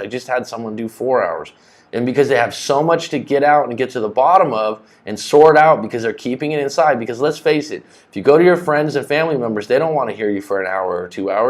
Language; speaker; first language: English; native; English